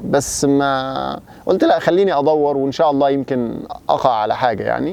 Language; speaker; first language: Arabic; native; Arabic